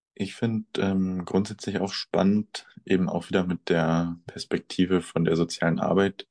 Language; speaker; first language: German; native; German